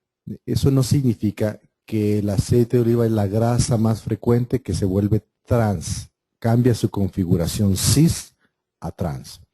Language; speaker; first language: Spanish; native; Spanish